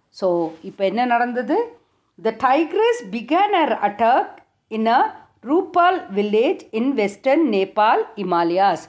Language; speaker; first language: English; non-native, local second language; Tamil